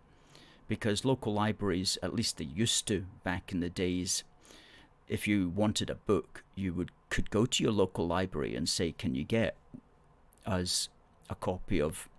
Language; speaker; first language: English; native; English